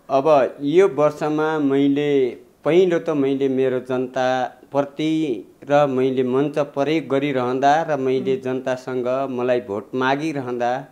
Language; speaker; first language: Nepali; native; Nepali